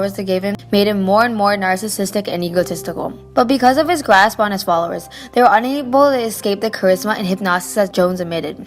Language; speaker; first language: English; native; English